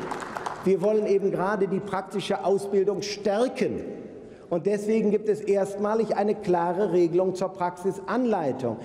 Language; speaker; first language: German; native; German